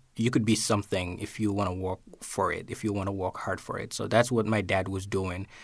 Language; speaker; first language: English; non-native, fluent; Somali